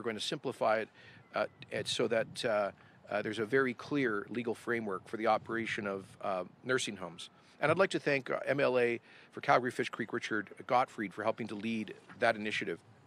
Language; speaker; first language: English; native; English